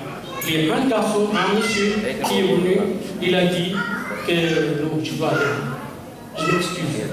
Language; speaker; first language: French; non-native, fluent; Tamil